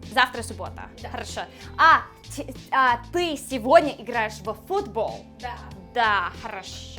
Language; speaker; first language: Russian; non-native, fluent; English